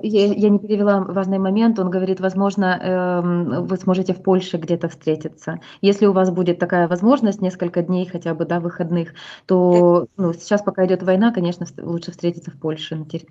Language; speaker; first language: Russian; native; Russian